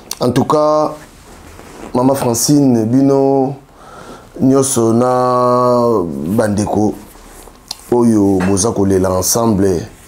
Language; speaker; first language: Lingala; native; Lingala